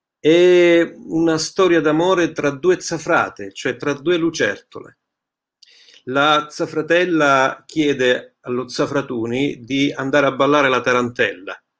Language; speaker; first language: Italian; early bilingual, heritage; Italian